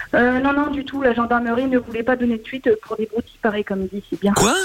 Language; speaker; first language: French; native; French